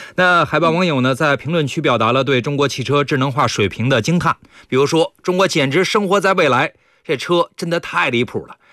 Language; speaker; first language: Chinese; native; Chinese